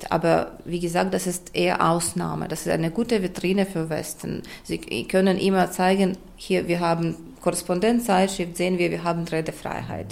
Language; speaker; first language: German; non-native, fluent; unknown